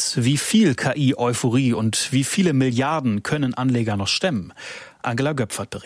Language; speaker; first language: German; native; German